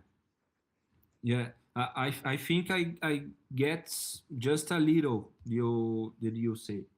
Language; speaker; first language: English; non-native, learner; Portuguese